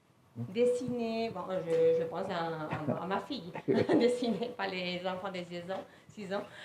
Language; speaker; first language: French; non-native, fluent; Spanish